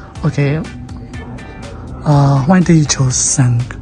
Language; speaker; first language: English; non-native, learner; Burmese